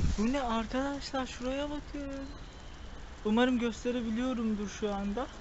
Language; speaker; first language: Turkish; native; Turkish